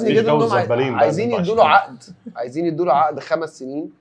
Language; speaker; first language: Arabic; native; Arabic